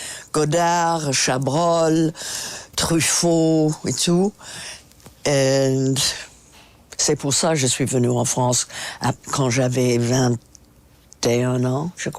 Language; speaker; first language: French; non-native, fluent; English